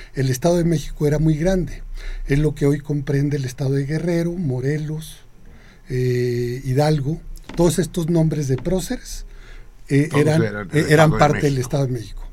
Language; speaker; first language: Spanish; native; Spanish